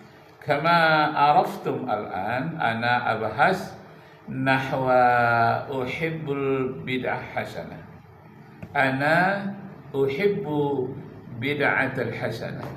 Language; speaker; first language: Arabic; non-native, learner; Indonesian